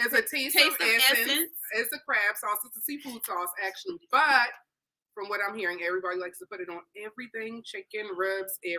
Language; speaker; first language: English; native; English